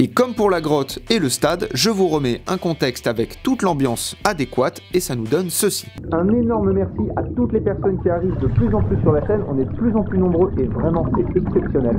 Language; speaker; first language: French; native; French